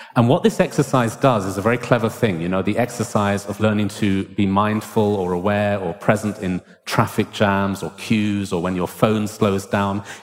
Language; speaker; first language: English; native; English